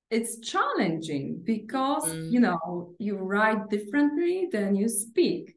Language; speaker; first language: English; non-native, fluent; Polish